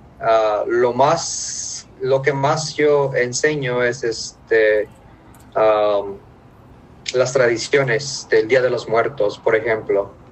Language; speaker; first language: Spanish; native; Spanish